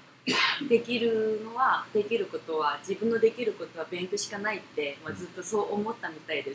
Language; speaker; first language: Japanese; non-native, fluent; Korean